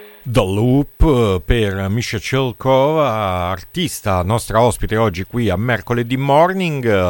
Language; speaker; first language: Italian; native; Italian